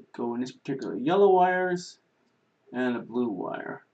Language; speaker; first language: English; native; English